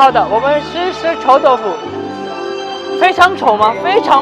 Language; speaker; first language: Chinese; non-native, fluent; Urdu